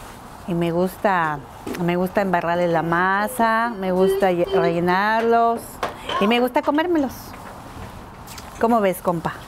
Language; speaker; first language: Spanish; early bilingual, heritage; Spanish